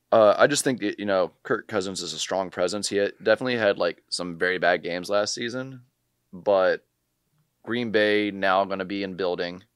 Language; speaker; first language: English; native; English